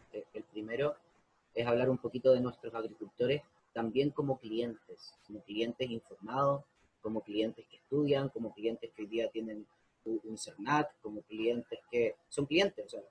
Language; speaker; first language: Spanish; native; Spanish